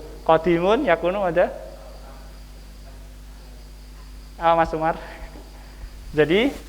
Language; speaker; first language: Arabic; non-native, fluent; Indonesian